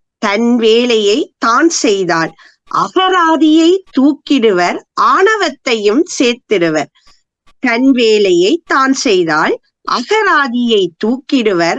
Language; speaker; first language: Tamil; native; Tamil